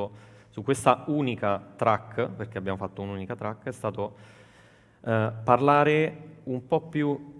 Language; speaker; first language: Italian; native; Italian